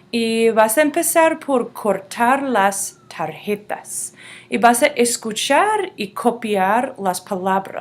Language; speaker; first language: Spanish; non-native, fluent; English